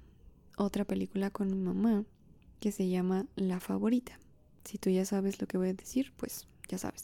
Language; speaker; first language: Spanish; native; Spanish